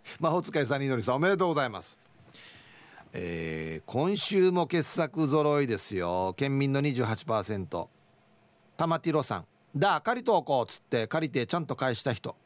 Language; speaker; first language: Japanese; native; Japanese